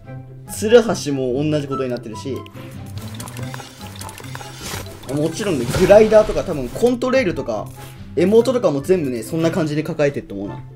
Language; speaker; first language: Japanese; native; Japanese